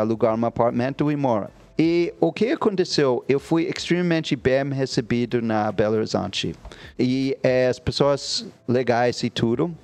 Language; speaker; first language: Portuguese; non-native, fluent; English